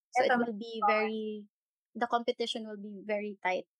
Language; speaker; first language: Filipino; non-native, local second language; Hiligaynon